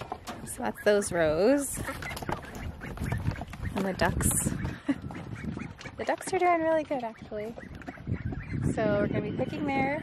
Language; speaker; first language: English; native; English